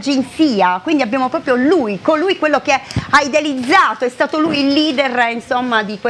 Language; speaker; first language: Italian; native; Italian